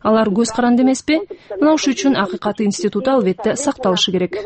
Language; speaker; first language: Kyrgyz; native; Kyrgyz